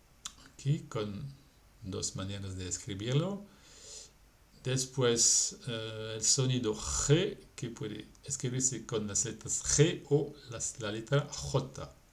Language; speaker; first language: Spanish; non-native, fluent; French